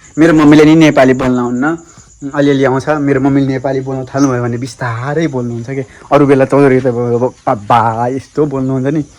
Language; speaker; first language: Nepali; non-native, local second language; Rana Tharu